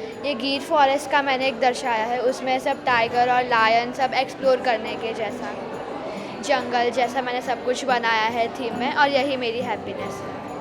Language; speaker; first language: Hindi; non-native, local second language; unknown